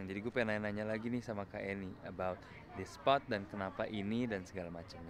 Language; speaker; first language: Indonesian; native; Indonesian